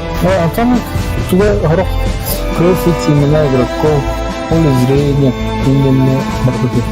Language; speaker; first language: Russian; non-native, local second language; Yakut